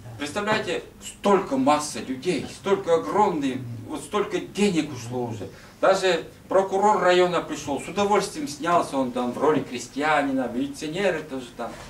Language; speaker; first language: Russian; non-native, local second language; Udmurt